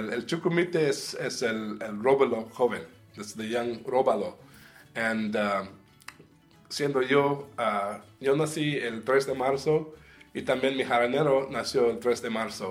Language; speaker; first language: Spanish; early bilingual, heritage; Spanish